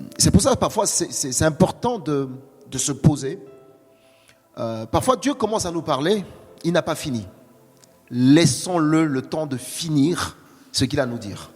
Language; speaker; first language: French; native; French